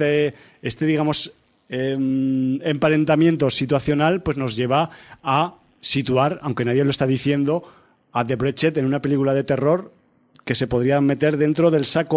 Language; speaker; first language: Spanish; native; Spanish